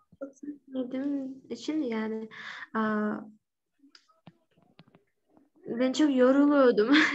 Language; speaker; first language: Turkish; non-native, learner; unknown